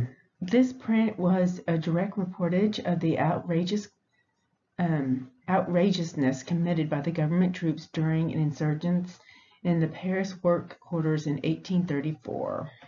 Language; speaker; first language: English; native; English